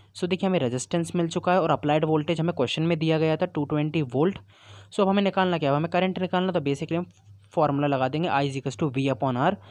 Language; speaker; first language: Hindi; native; Hindi